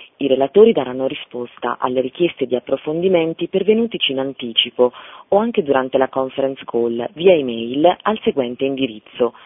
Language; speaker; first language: Italian; native; Italian